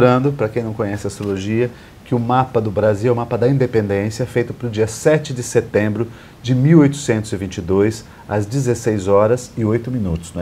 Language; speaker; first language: Portuguese; native; Portuguese